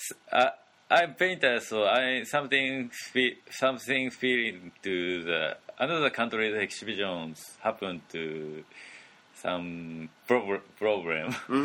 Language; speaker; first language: English; non-native, learner; Japanese